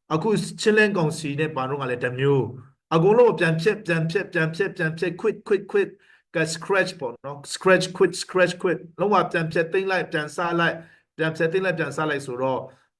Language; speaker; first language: Burmese; non-native, local second language; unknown